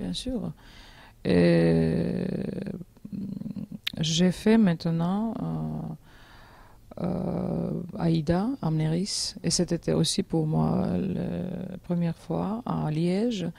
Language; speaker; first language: French; non-native, learner; Georgian